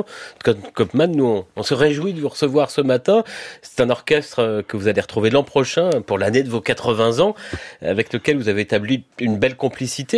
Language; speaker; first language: French; native; French